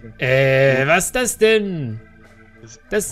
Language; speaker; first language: German; native; German